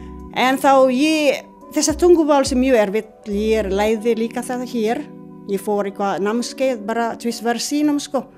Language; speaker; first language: Icelandic; non-native, learner; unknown